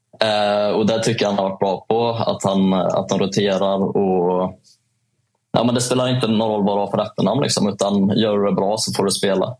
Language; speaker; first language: Swedish; native; Swedish